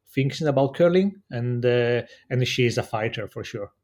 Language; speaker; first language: English; non-native, learner; Italian